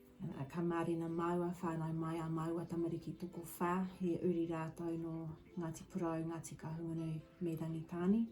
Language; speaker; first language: Māori; non-native, local second language; English